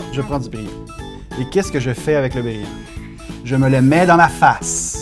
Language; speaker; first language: French; native; French